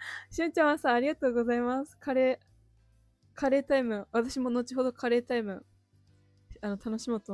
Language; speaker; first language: Japanese; native; Japanese